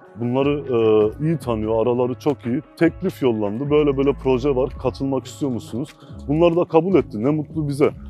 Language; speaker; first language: Turkish; early bilingual, heritage; Turkish